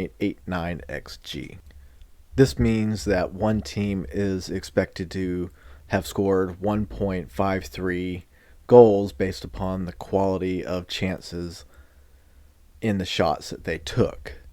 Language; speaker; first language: English; native; English